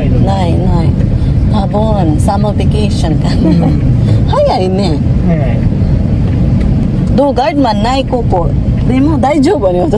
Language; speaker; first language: Japanese; non-native, learner; Filipino